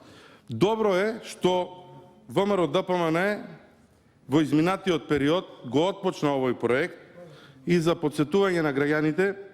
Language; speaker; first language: Macedonian; native; Macedonian